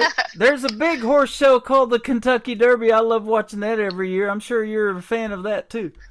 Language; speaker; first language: English; native; English